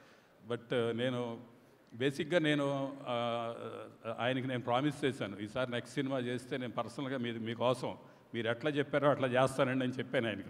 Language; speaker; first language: Telugu; native; Telugu